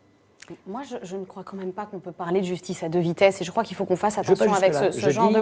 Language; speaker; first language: French; native; French